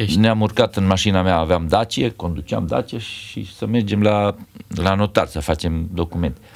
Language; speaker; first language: Romanian; native; Romanian